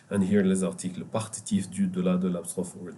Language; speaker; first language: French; non-native, fluent; Arabic